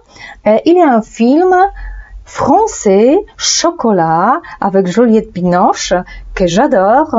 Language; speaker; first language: French; non-native, fluent; Polish